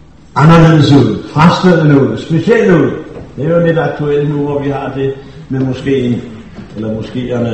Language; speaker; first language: Danish; native; Danish